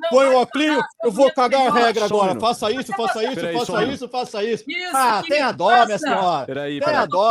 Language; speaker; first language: Portuguese; native; Portuguese